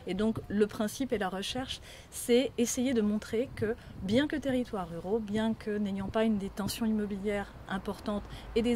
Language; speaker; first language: French; native; French